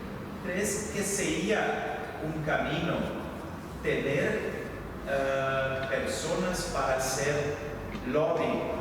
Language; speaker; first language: Spanish; non-native, fluent; Portuguese